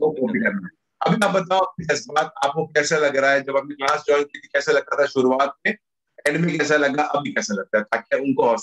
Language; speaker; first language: Hindi; native; Hindi